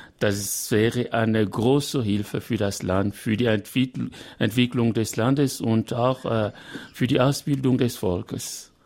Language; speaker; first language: German; non-native, learner; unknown